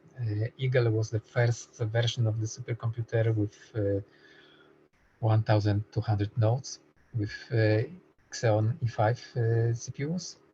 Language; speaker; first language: English; non-native, fluent; Polish